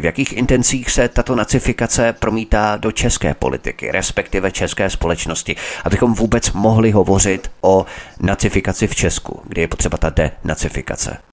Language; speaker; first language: Czech; native; Czech